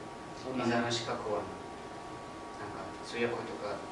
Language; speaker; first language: Japanese; non-native, learner; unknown